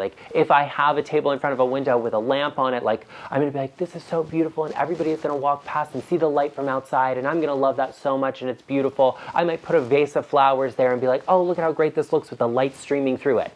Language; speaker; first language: English; native; English